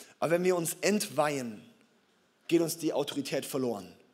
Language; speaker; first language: German; native; German